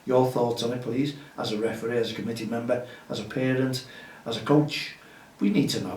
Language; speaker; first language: English; native; English